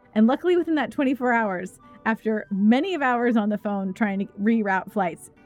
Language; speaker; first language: English; native; English